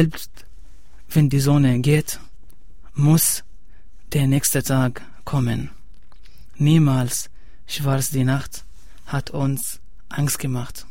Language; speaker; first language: German; non-native, learner; Arabic